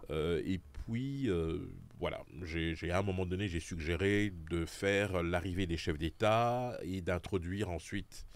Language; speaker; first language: French; native; French